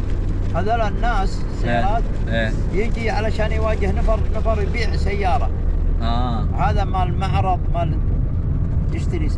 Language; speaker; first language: Arabic; native; Arabic